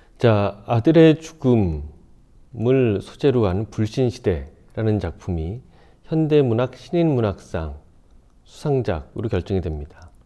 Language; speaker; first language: Korean; native; Korean